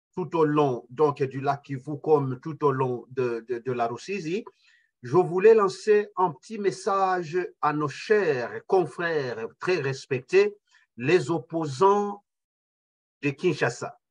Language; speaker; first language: French; non-native, local second language; Kinyarwanda